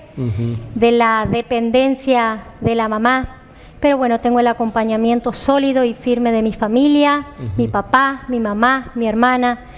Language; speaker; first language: Spanish; native; Spanish